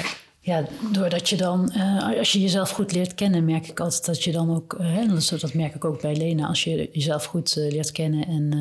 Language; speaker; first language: Dutch; native; Dutch